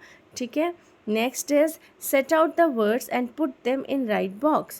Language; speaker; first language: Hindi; native; Hindi